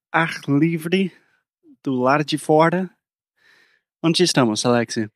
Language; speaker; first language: Portuguese; non-native, fluent; English